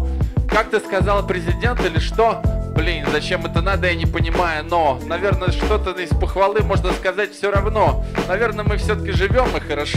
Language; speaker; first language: Russian; native; Russian